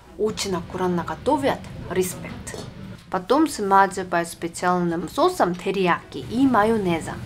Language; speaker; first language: Russian; non-native, fluent; Korean